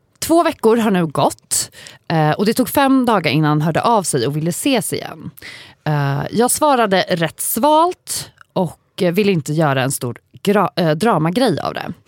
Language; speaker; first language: Swedish; native; Swedish